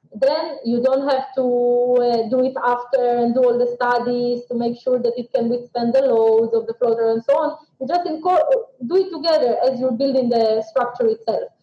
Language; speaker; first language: English; non-native, fluent; Russian